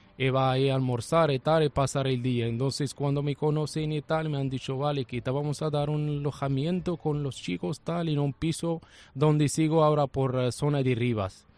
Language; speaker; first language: Spanish; non-native, fluent; Arabic